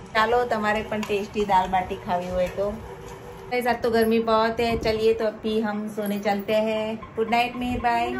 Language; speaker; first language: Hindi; non-native, local second language; Gujarati